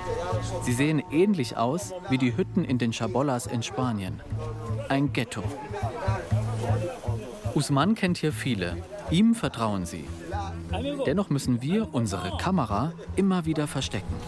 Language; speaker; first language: German; native; German